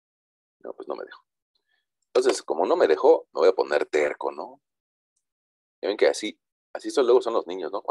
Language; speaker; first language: Spanish; native; Spanish